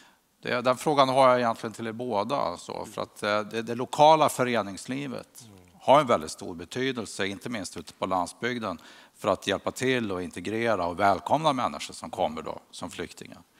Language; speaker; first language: Swedish; native; Swedish